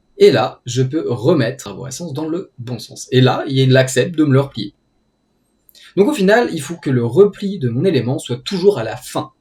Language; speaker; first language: French; native; French